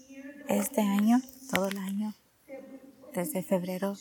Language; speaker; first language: Spanish; early bilingual, heritage; Spanish